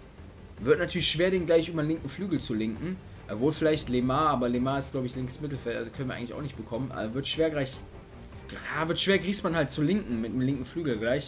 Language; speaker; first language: German; native; German